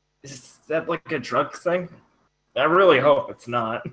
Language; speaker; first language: English; native; English